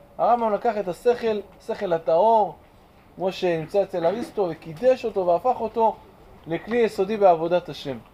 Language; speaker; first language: Hebrew; native; Hebrew